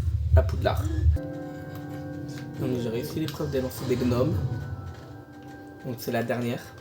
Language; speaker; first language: French; native; French